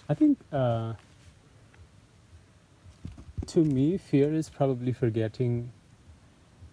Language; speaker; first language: English; non-native, local second language; Hindi